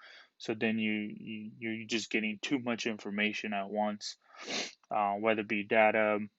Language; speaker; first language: English; native; English